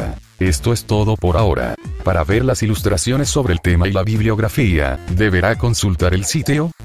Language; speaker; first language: Spanish; native; Spanish